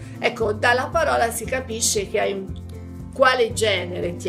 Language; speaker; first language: Italian; native; Italian